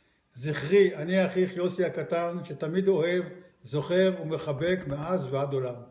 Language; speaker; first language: Hebrew; native; Hebrew